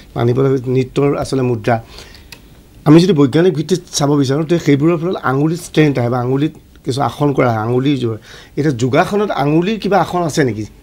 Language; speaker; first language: Assamese; native; Assamese